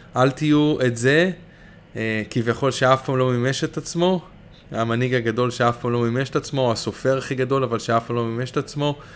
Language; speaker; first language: Hebrew; native; Hebrew